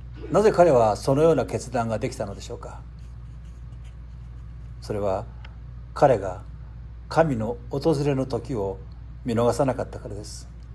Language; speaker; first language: Japanese; native; Japanese